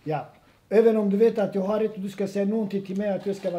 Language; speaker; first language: Swedish; non-native, fluent; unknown